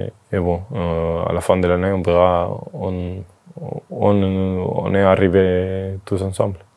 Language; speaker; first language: French; non-native, fluent; Spanish